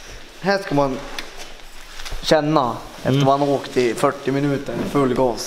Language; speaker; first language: Swedish; native; Swedish